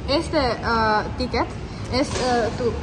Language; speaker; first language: Spanish; non-native, learner; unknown